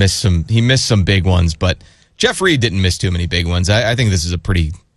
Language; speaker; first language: English; native; English